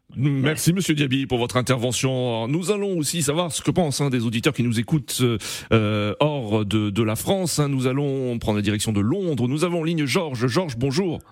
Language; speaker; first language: French; native; French